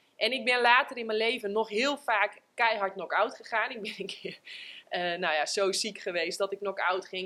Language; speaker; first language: Dutch; native; Dutch